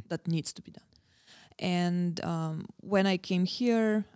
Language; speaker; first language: English; non-native, fluent; Bulgarian